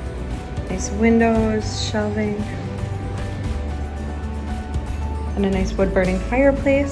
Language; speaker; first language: English; native; English